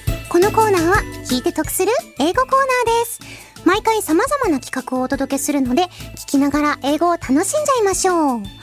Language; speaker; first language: Japanese; native; Japanese